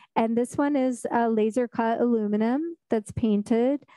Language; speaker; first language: English; native; English